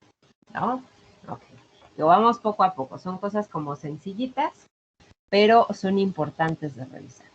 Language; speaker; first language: Spanish; native; Spanish